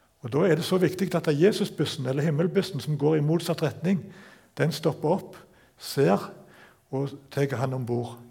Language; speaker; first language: Norwegian; native; Norwegian